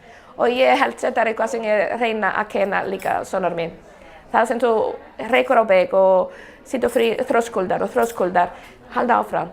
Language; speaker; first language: Icelandic; non-native, fluent; Spanish